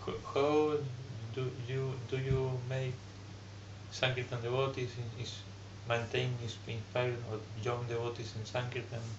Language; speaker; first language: English; non-native, learner; German